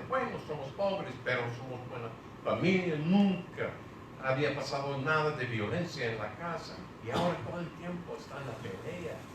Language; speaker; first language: Spanish; non-native, fluent; English